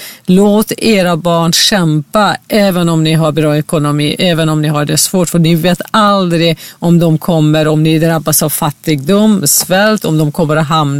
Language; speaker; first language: Swedish; non-native, fluent; Persian